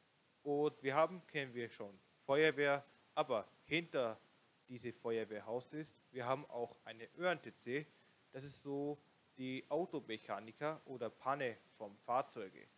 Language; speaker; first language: German; non-native, local second language; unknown